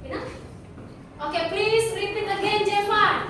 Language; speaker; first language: English; non-native, learner; Indonesian